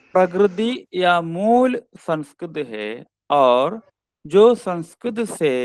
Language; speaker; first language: Hindi; non-native, local second language; Malayalam